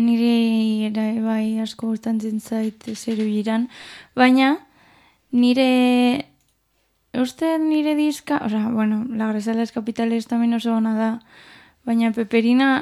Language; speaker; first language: Basque; non-native, local second language; Spanish